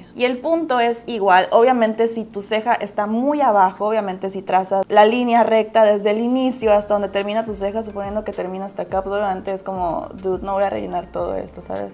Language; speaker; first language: Spanish; native; Spanish